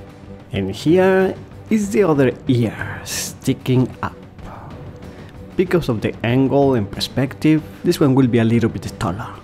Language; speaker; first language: English; non-native, fluent; Spanish